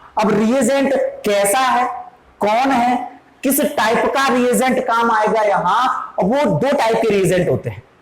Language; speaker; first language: Hindi; native; Hindi